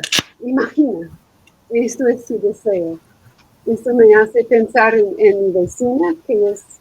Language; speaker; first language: Spanish; non-native, fluent; English